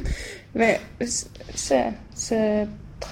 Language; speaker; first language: French; non-native, learner; Swedish